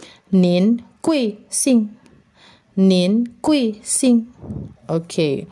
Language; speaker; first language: Chinese; non-native, fluent; Indonesian